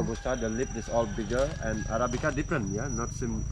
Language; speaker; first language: English; non-native, learner; Indonesian